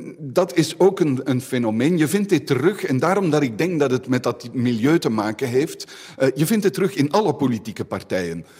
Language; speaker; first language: Dutch; native; Dutch